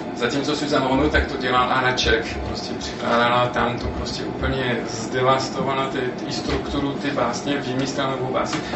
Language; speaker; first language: Czech; non-native, fluent; French